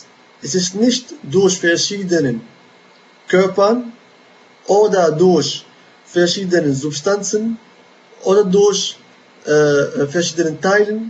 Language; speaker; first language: German; non-native, fluent; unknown